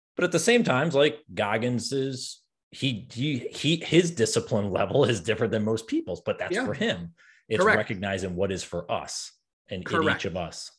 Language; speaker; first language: English; native; English